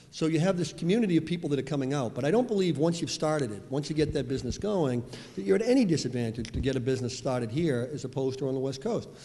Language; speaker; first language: English; native; English